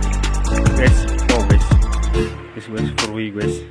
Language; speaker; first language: English; non-native, learner; Indonesian